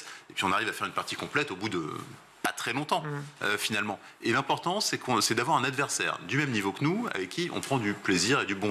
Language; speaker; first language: French; native; French